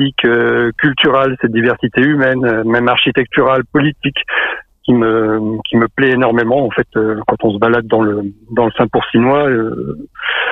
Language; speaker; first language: French; native; French